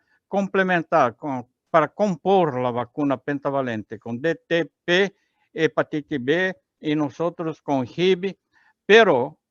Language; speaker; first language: Spanish; non-native, learner; Portuguese